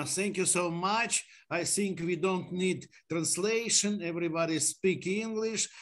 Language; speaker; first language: English; non-native, learner; Ukrainian